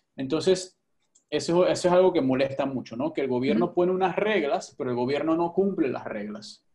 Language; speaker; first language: Spanish; native; Spanish